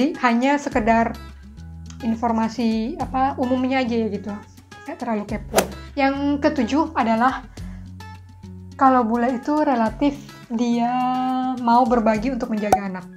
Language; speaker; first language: Indonesian; native; Indonesian